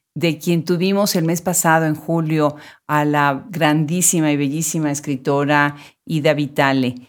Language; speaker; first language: Spanish; native; Spanish